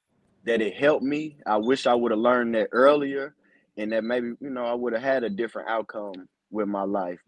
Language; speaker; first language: English; native; English